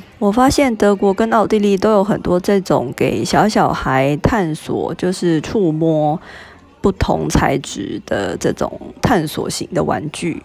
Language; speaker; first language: Chinese; native; Chinese